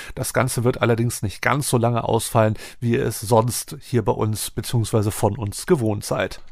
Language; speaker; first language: German; native; German